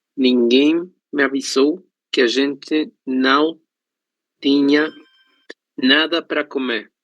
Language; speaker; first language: Portuguese; non-native, learner; Spanish